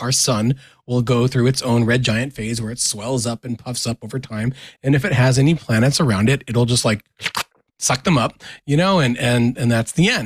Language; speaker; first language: English; native; English